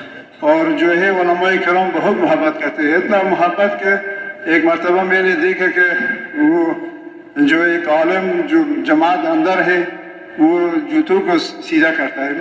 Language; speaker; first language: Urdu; non-native, local second language; Pashto